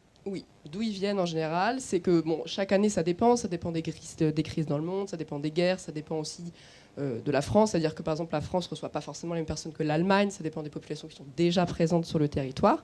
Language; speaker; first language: French; native; French